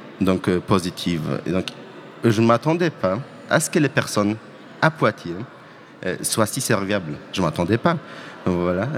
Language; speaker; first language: French; non-native, fluent; Polish